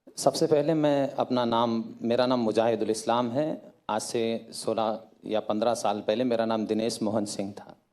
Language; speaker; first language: Hindi; native; Hindi